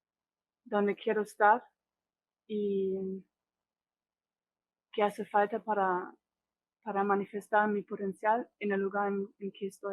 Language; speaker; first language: Spanish; non-native, fluent; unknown